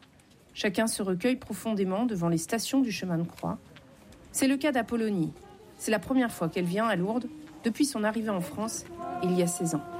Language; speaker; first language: French; native; French